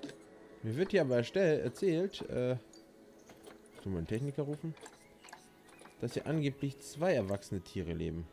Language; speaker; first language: German; native; German